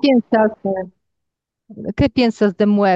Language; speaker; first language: Spanish; non-native, learner; Polish